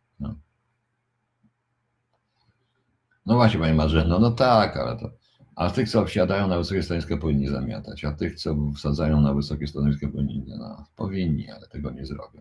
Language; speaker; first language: Polish; native; Polish